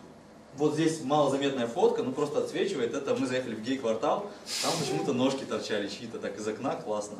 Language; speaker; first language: Russian; native; Russian